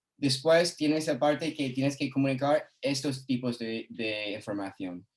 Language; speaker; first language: Spanish; non-native, fluent; English